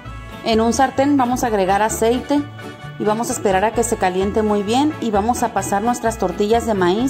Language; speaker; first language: Spanish; native; Spanish